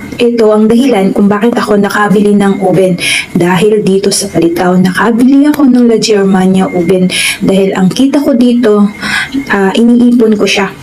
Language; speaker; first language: Filipino; non-native, local second language; Waray